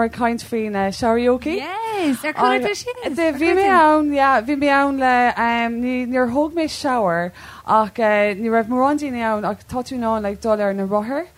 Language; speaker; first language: Irish; non-native, local second language; English